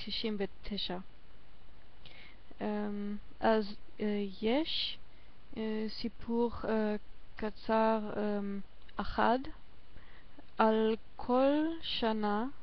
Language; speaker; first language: Hebrew; non-native, learner; German